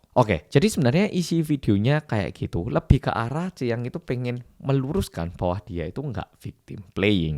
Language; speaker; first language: Indonesian; early bilingual, other home language; Korean